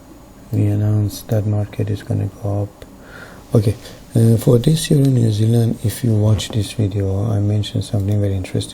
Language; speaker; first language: English; non-native, fluent; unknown